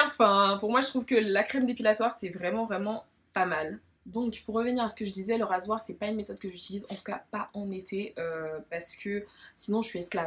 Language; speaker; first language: French; native; French